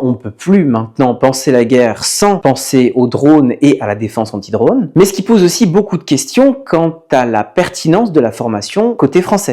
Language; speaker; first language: French; native; French